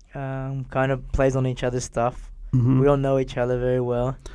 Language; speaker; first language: English; native; English